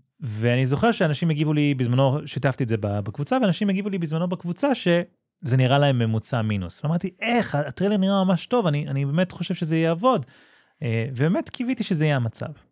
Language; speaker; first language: Hebrew; native; Hebrew